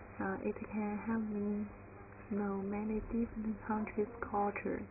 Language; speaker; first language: English; non-native, learner; Chinese